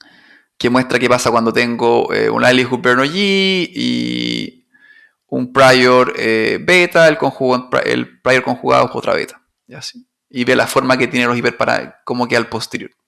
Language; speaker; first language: Spanish; native; Spanish